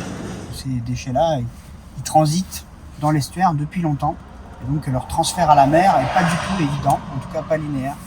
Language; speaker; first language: French; native; French